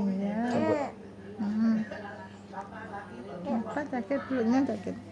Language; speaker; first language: Indonesian; native; Indonesian